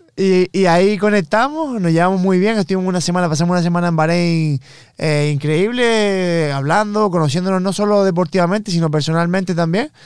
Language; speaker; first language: Spanish; native; Spanish